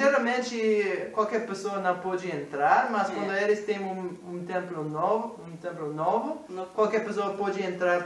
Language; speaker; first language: Portuguese; non-native, fluent; English